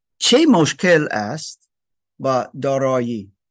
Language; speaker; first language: Persian; non-native, learner; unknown